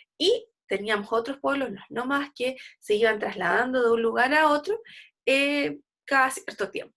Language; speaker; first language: Spanish; native; Spanish